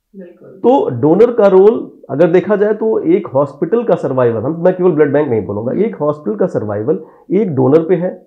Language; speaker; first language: Hindi; native; Hindi